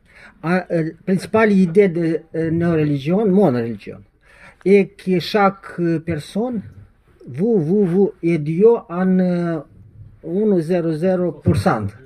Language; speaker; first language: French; non-native, learner; Romanian